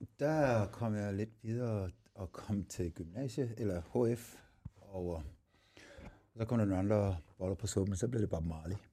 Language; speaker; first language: Danish; non-native, fluent; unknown